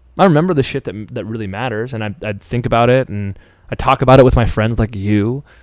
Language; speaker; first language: English; early bilingual, other home language; Persian